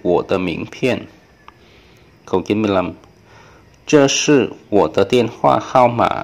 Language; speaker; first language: Chinese; non-native, fluent; Vietnamese